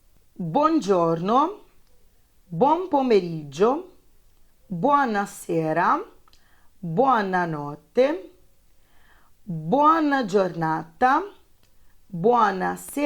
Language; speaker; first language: Italian; non-native, fluent; Portuguese